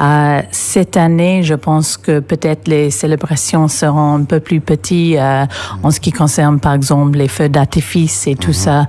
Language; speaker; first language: French; non-native, fluent; English